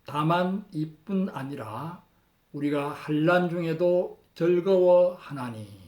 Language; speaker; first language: Korean; native; Korean